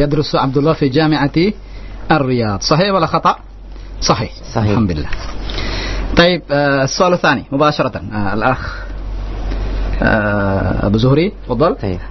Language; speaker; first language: Arabic; non-native, fluent; Indonesian